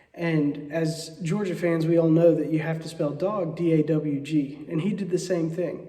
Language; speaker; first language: English; native; English